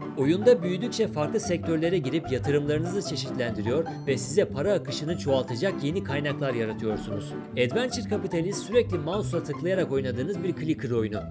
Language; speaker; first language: Turkish; native; Turkish